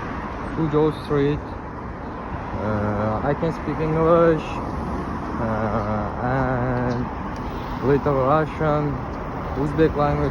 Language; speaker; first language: English; non-native, learner; Uzbek